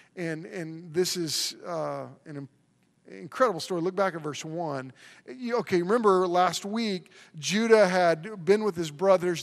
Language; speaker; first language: English; native; English